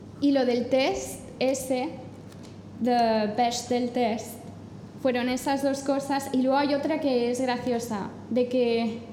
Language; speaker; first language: Spanish; non-native, fluent; English